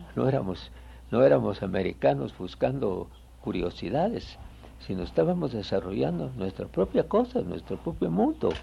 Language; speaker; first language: Spanish; native; Spanish